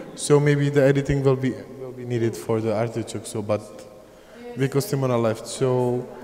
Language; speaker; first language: English; non-native, fluent; Czech